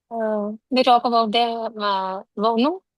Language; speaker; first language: English; non-native, local second language; Hindi